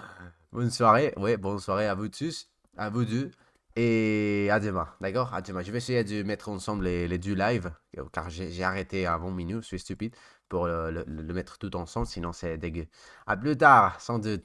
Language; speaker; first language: French; non-native, learner; Spanish